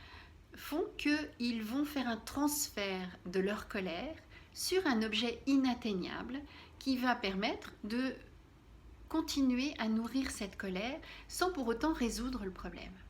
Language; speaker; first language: French; native; French